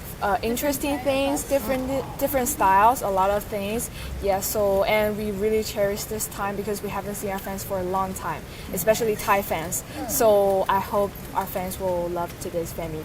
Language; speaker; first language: English; non-native, fluent; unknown